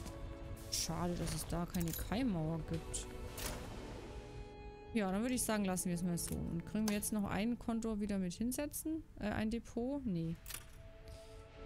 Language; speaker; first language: German; native; German